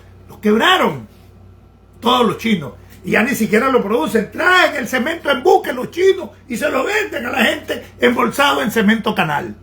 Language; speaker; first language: Spanish; native; Spanish